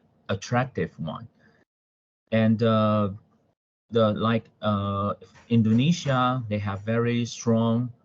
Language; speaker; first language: English; non-native, fluent; Chinese